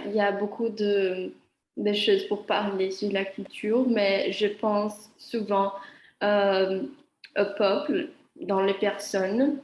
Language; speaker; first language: French; non-native, learner; Portuguese